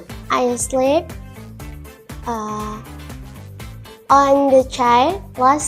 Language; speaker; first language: English; non-native, learner; Indonesian